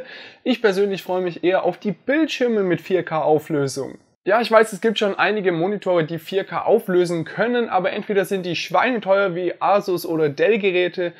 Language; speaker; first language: German; native; German